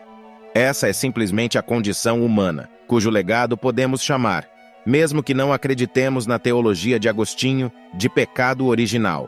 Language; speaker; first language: Portuguese; native; Portuguese